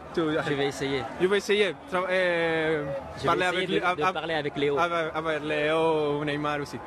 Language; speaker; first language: French; non-native, learner; Spanish